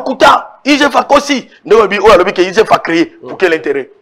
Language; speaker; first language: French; non-native, local second language; Lingala